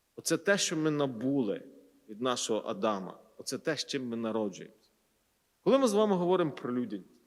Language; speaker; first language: Ukrainian; native; Ukrainian